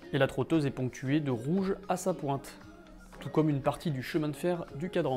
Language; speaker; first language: French; native; French